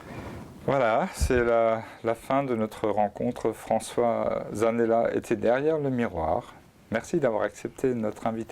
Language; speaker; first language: French; native; French